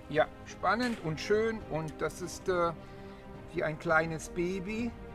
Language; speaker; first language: German; non-native, fluent; Hebrew